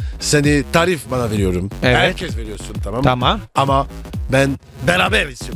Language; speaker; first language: Turkish; non-native, learner; French